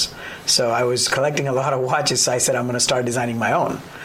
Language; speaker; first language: English; non-native, local second language; Gujarati